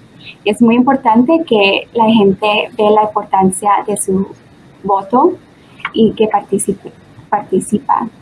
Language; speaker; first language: Spanish; early bilingual, heritage; Spanish